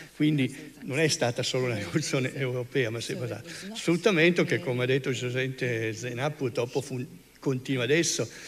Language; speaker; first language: Italian; native; Italian